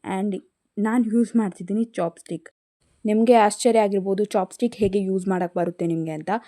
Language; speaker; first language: Kannada; non-native, local second language; Tulu